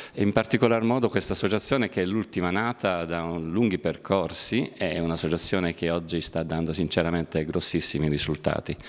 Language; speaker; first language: Italian; native; Italian